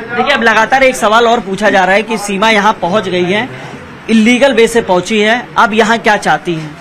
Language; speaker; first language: Hindi; native; Hindi